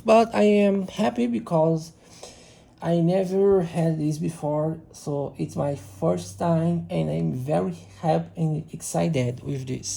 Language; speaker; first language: English; non-native, learner; Portuguese